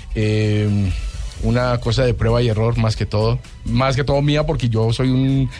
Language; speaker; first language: Spanish; native; Spanish